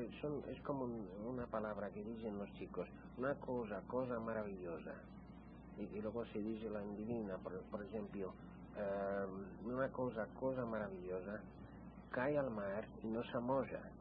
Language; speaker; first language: Spanish; non-native, fluent; English